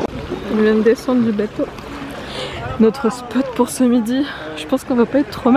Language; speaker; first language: French; native; French